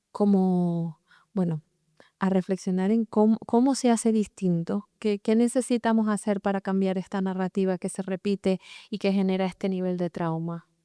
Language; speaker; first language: Spanish; native; Spanish